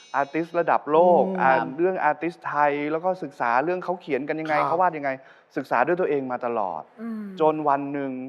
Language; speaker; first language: Thai; native; Thai